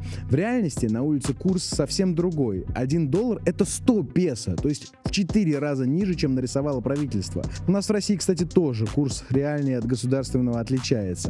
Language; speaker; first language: Russian; native; Russian